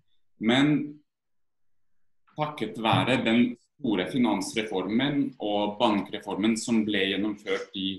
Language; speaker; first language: Norwegian; non-native, fluent; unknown